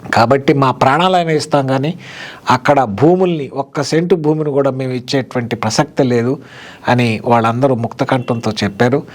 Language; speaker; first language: Telugu; native; Telugu